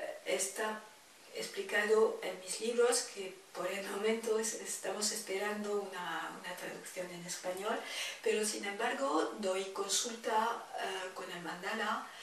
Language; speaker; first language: Spanish; non-native, fluent; French